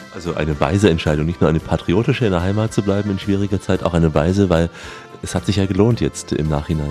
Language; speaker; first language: German; native; German